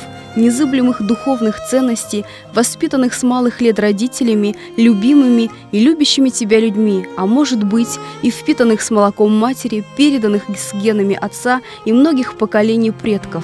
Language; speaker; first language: Russian; native; Russian